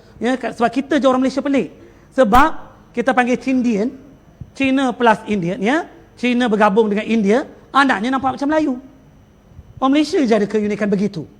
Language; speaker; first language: Malay; non-native, local second language; Tamil